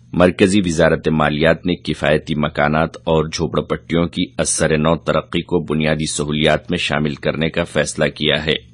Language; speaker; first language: Urdu; native; Urdu